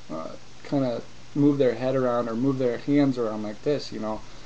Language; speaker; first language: English; native; English